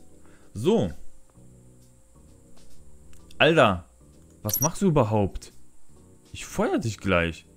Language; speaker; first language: German; non-native, learner; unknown